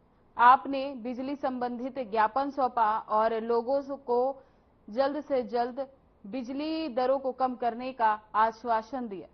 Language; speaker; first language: Hindi; native; Hindi